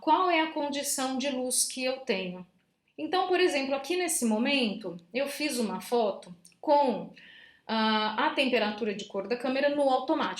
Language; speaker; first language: Portuguese; native; Portuguese